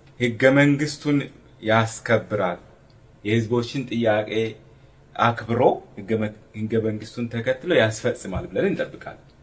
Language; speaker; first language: Amharic; non-native, local second language; Sidamo